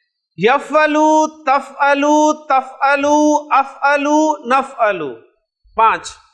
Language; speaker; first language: Arabic; non-native, fluent; Urdu